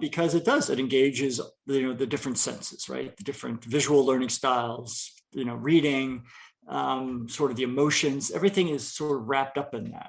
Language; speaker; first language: English; native; English